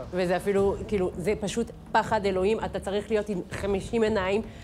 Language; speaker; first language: Hebrew; non-native, fluent; French